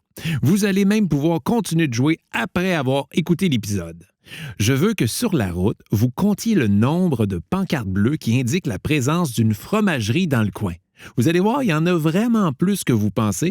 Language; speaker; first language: French; native; French